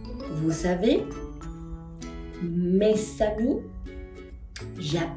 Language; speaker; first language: French; non-native, fluent; Spanish